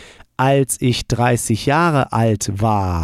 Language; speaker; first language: German; non-native, fluent; English